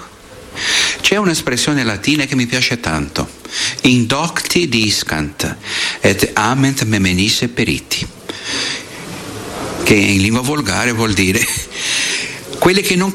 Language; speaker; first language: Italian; non-native, fluent; Portuguese